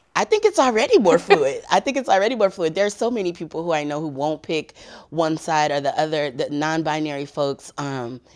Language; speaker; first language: English; native; English